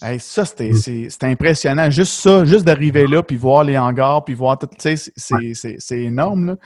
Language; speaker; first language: French; native; French